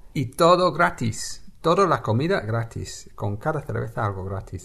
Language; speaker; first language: Spanish; non-native, fluent; English